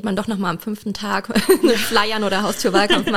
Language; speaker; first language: German; native; German